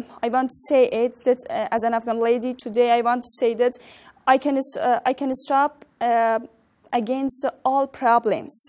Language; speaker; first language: English; non-native, learner; Persian